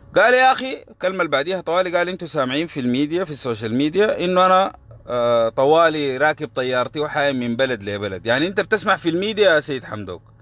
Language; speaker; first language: Arabic; native; Arabic